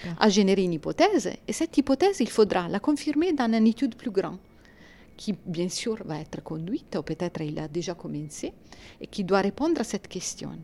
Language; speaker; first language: French; non-native, fluent; Italian